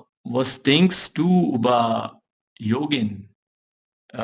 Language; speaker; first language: German; non-native, learner; Urdu